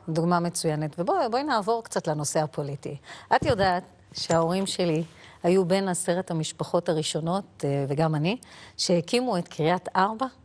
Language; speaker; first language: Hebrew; native; Hebrew